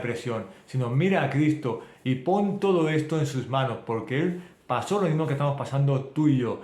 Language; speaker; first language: Spanish; native; Spanish